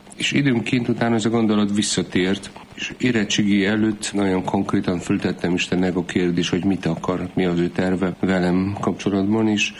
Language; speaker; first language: Hungarian; non-native, fluent; Polish